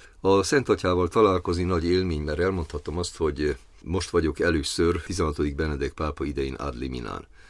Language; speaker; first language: Hungarian; native; Hungarian